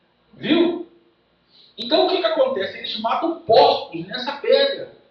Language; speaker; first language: Portuguese; native; Portuguese